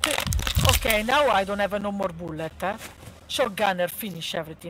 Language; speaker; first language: English; non-native, learner; Hungarian